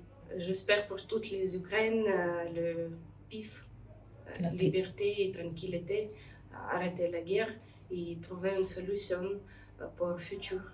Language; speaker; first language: French; non-native, learner; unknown